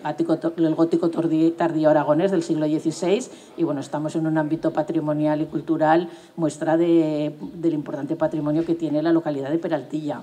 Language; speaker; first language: Spanish; native; Spanish